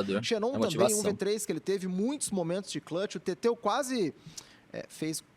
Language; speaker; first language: Portuguese; native; Portuguese